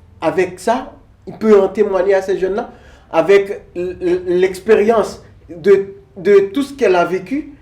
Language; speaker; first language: French; non-native, local second language; Haitian Creole